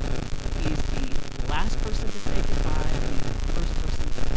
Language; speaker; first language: English; native; English